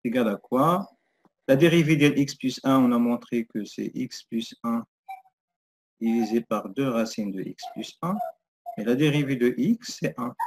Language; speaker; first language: French; non-native, local second language; Arabic